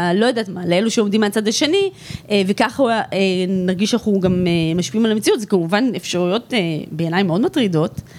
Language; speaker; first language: Hebrew; native; Hebrew